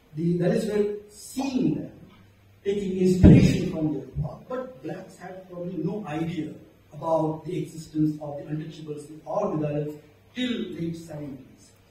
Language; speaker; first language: English; non-native, local second language; Marathi